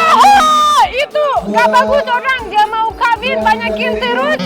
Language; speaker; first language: Indonesian; non-native, learner; Russian